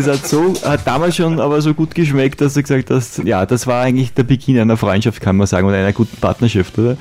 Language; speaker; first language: German; native; German